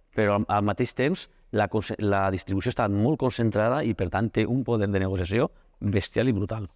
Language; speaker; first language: Catalan; native; Catalan